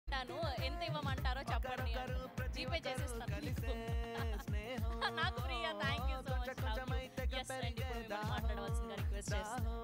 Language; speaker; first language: Telugu; native; Telugu